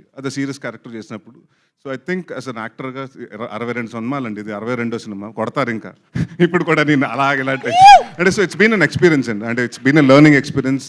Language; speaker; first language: Telugu; native; Telugu